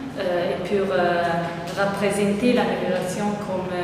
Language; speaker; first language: French; non-native, fluent; Italian